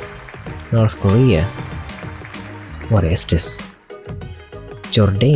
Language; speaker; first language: English; non-native, learner; Indonesian